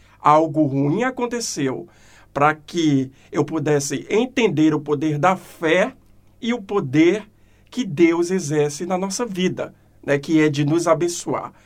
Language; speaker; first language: Portuguese; native; Portuguese